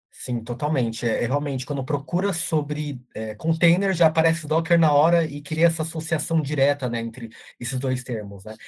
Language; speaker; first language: Portuguese; native; Portuguese